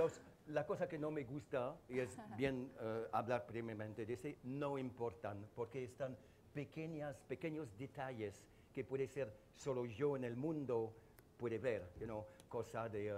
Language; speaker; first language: Spanish; non-native, learner; French